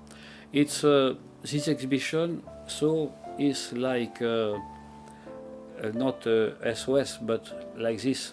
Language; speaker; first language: English; non-native, learner; French